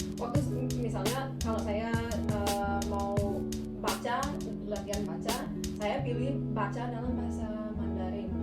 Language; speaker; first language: Indonesian; non-native, fluent; English